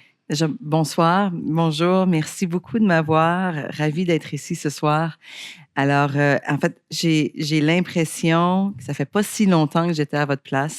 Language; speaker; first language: French; native; French